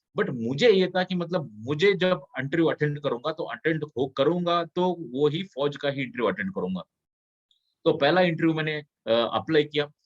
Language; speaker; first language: Hindi; non-native, local second language; Kannada